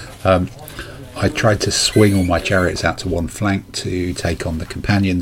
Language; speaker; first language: English; native; English